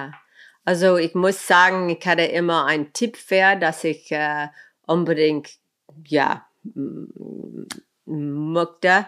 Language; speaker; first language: German; non-native, fluent; English